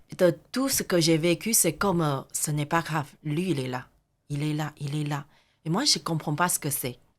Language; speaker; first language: French; non-native, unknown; Chinese